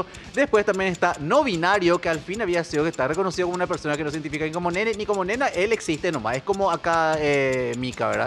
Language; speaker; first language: Spanish; native; Spanish